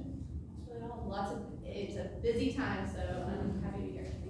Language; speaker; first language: English; native; English